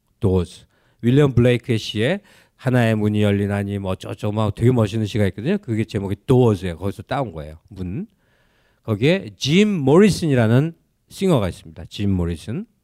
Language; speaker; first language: Korean; native; Korean